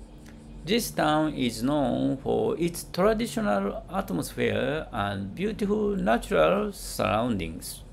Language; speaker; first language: English; non-native, learner; Japanese